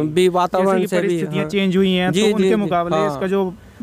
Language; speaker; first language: Hindi; native; Hindi